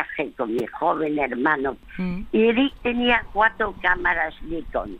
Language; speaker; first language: Spanish; early bilingual, other home language; French